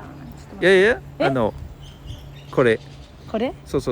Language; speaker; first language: Japanese; non-native, fluent; French